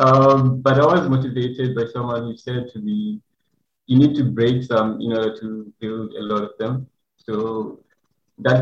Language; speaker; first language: English; non-native, local second language; Xhosa